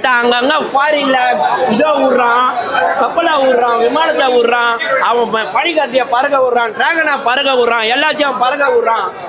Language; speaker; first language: Tamil; native; Tamil